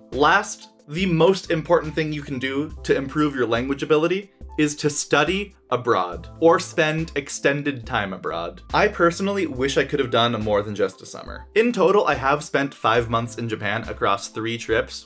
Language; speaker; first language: English; native; English